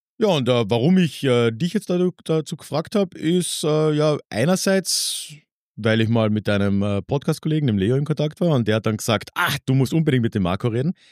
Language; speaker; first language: German; native; German